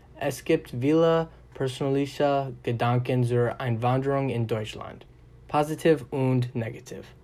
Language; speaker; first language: German; non-native, learner; English